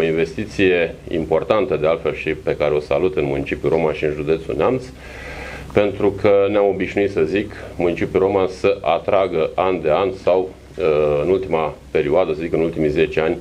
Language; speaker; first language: Romanian; native; Romanian